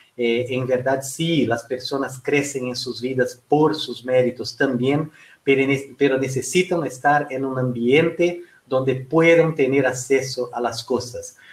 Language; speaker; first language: Spanish; non-native, fluent; Portuguese